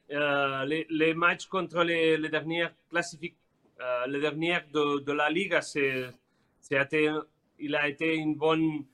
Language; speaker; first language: French; non-native, learner; Spanish